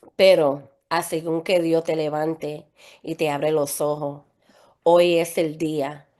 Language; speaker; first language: Spanish; early bilingual, other home language; English